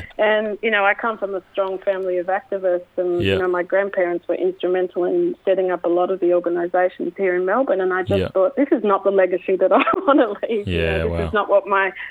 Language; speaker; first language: English; native; English